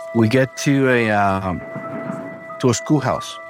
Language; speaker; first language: English; early bilingual, other home language; Spanish